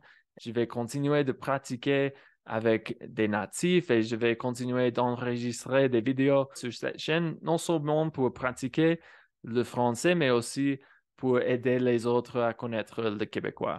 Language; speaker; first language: French; non-native, fluent; English